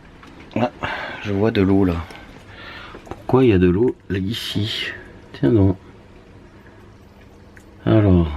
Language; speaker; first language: French; native; French